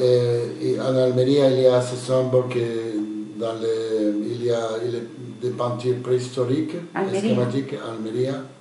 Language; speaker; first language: French; non-native, fluent; Spanish